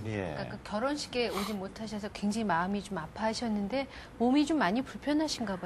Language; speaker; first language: Korean; native; Korean